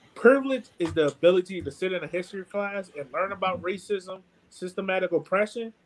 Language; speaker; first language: English; native; English